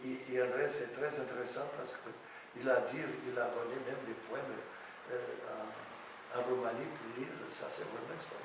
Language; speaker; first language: French; non-native, fluent; Portuguese